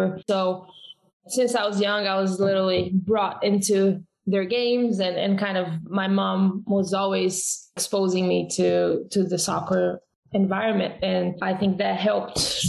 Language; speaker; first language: English; non-native, fluent; Portuguese